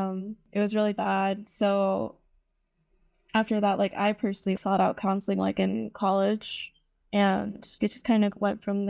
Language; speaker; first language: English; native; English